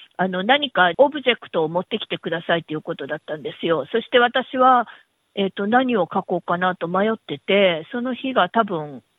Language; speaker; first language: Japanese; native; Japanese